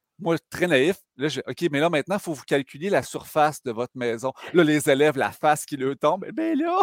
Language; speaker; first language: French; native; French